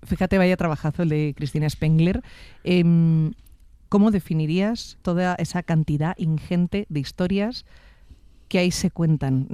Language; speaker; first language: Spanish; native; Spanish